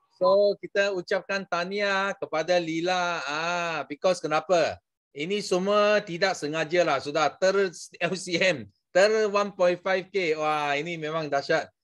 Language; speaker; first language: Malay; non-native, local second language; Chinese